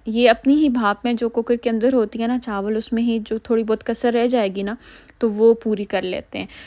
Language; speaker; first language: Urdu; native; Urdu